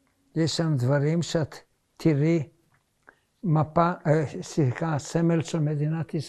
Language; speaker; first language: Hebrew; early bilingual, other home language; Hungarian